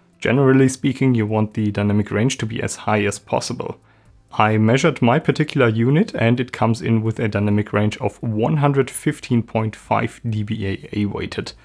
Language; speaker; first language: English; non-native, fluent; German